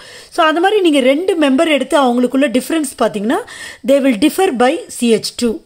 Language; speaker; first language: Tamil; native; Tamil